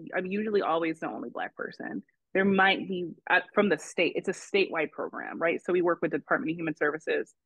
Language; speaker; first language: English; native; English